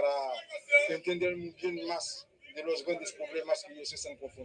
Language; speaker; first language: Spanish; non-native, fluent; Haitian Creole